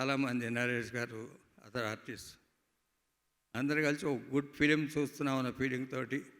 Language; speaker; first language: Telugu; native; Telugu